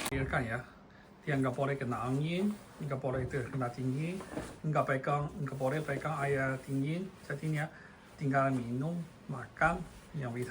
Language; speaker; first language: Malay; non-native, fluent; Chinese